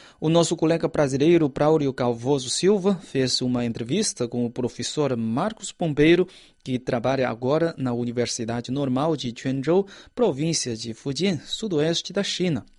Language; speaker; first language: Portuguese; non-native, fluent; Chinese